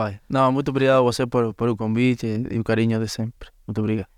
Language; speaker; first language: Portuguese; non-native, learner; Spanish